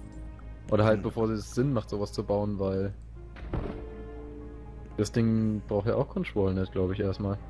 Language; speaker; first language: German; native; German